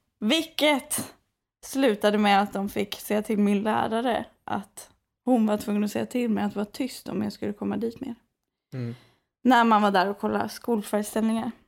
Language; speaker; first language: Swedish; native; Swedish